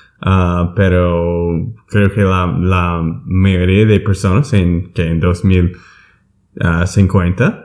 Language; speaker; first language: Spanish; non-native, learner; English